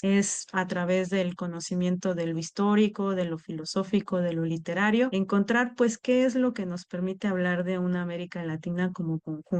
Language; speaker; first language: Spanish; native; Spanish